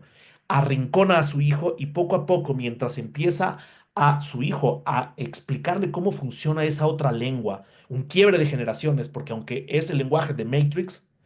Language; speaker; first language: Spanish; native; Spanish